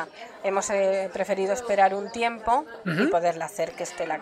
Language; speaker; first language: Spanish; native; Spanish